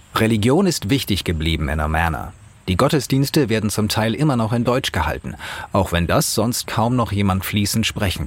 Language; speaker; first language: German; native; German